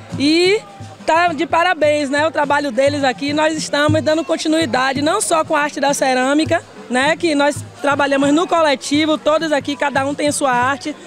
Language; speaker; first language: Portuguese; native; Portuguese